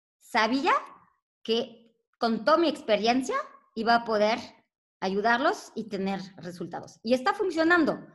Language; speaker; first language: Spanish; non-native, fluent; French